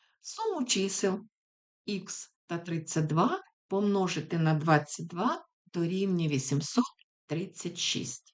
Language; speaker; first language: Ukrainian; native; Ukrainian